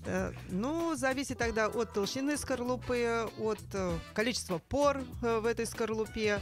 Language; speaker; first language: Russian; native; Russian